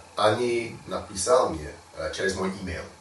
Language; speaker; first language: Russian; non-native, learner; English